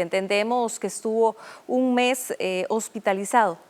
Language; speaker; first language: Spanish; native; Spanish